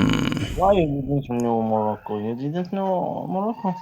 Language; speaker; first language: English; non-native, learner; Arabic